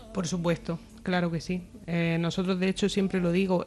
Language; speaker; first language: Spanish; native; Spanish